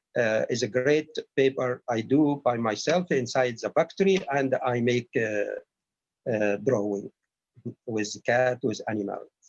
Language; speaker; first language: English; non-native, learner; Arabic